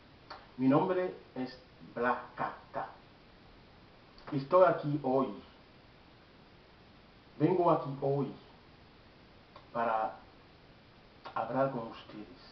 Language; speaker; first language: Spanish; non-native, learner; Haitian Creole